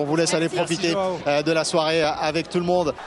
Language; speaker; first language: French; native; French